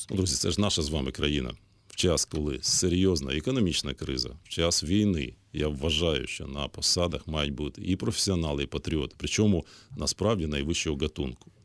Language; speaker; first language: Ukrainian; native; Ukrainian